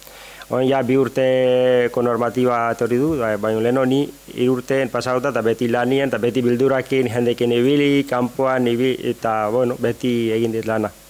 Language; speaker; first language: Basque; non-native, learner; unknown